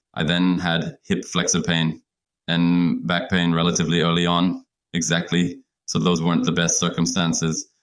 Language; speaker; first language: English; non-native, fluent; German